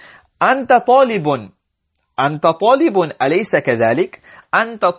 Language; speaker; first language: Arabic; non-native, fluent; English